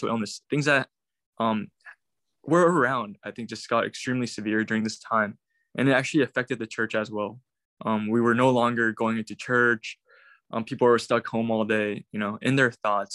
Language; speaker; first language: English; native; English